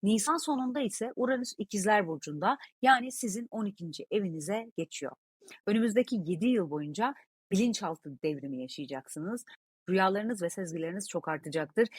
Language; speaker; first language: Turkish; native; Turkish